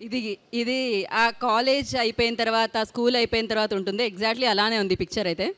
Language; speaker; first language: Telugu; native; Telugu